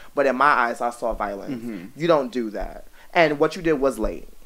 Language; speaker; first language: English; native; English